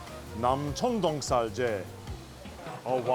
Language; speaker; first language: Korean; non-native, learner; English